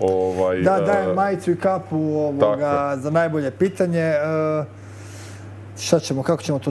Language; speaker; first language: Croatian; native; Croatian